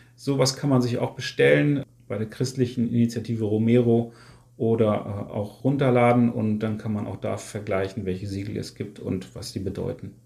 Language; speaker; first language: German; native; German